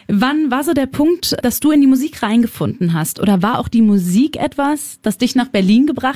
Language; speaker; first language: German; native; German